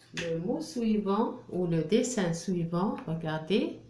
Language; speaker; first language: French; non-native, local second language; Arabic